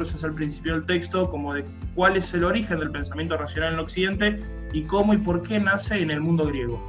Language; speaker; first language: Spanish; native; Spanish